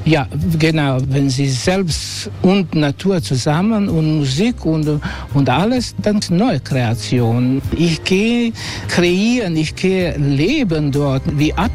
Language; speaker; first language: German; non-native, learner; Croatian